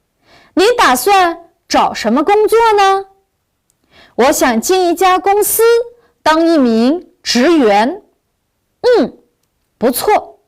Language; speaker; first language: Chinese; non-native, local second language; Uyghur